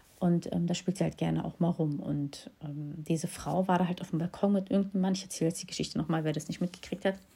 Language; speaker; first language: German; early bilingual, other home language; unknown